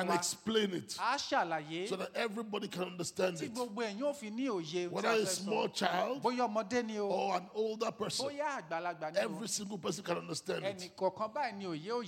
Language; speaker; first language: English; non-native, local second language; Igbo